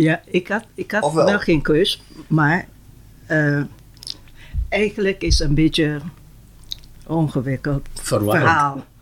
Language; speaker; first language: Dutch; non-native, local second language; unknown